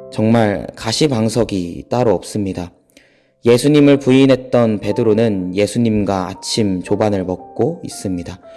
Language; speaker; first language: Korean; native; Korean